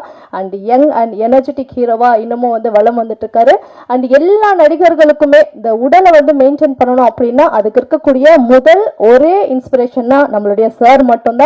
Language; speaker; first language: Tamil; native; Tamil